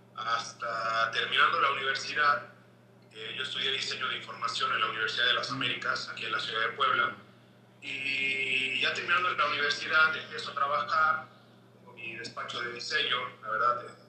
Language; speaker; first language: Spanish; native; Spanish